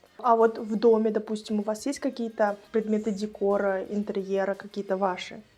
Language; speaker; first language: Russian; native; Russian